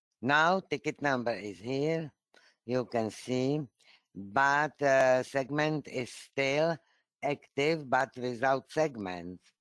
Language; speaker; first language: English; non-native, fluent; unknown